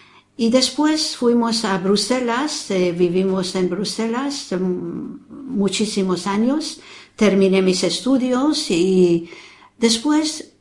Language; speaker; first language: Spanish; non-native, fluent; Persian